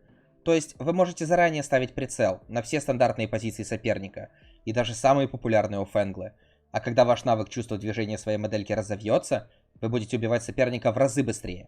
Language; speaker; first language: Russian; native; Russian